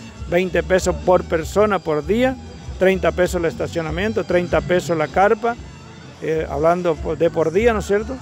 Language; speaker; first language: Spanish; native; Spanish